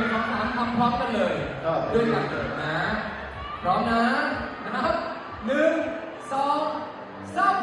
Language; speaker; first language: Thai; native; Thai